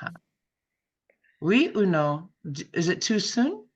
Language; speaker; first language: French; non-native, fluent; English